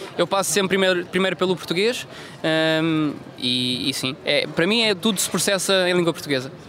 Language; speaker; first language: Portuguese; native; Portuguese